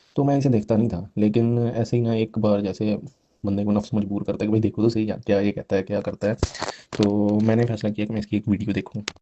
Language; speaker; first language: Urdu; non-native, local second language; Punjabi